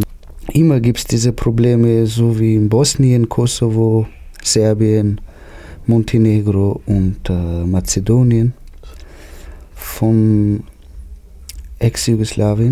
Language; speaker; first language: German; non-native, fluent; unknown